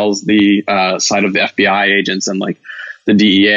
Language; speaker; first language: English; native; English